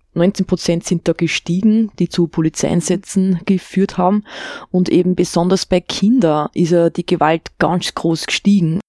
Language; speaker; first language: German; native; German